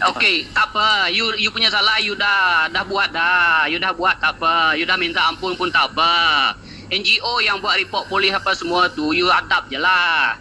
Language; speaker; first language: Malay; non-native, local second language; Iban